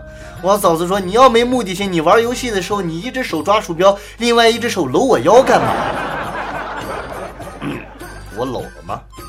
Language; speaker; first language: Chinese; native; Chinese